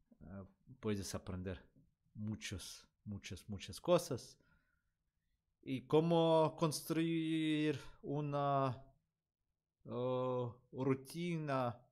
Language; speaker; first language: Spanish; non-native, learner; Russian